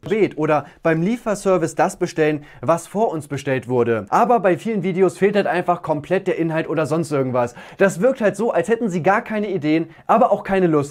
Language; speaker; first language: German; native; German